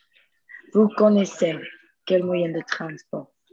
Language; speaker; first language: French; non-native, learner; Spanish